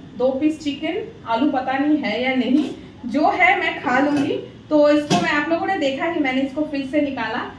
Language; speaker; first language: Hindi; native; Hindi